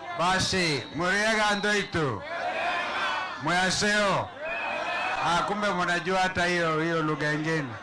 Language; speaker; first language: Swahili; non-native, local second language; Kamba